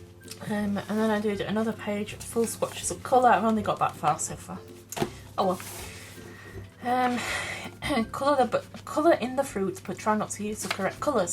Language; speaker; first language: English; native; English